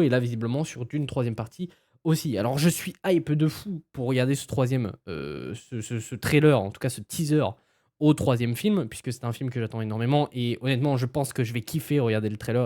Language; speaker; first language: French; native; French